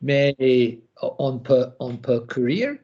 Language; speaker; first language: French; non-native, learner; English